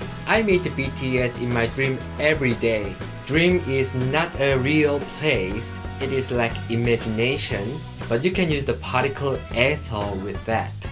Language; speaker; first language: English; non-native, fluent; Korean